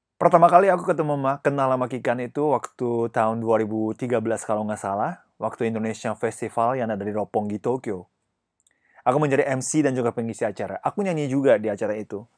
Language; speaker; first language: Indonesian; non-native, fluent; Japanese